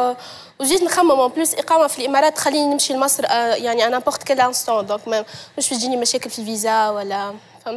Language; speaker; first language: Arabic; native; Arabic